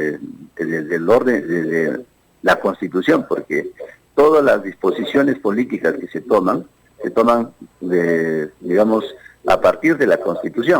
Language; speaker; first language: Spanish; native; Spanish